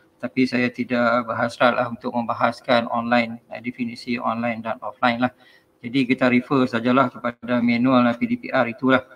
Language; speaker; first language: Malay; native; Malay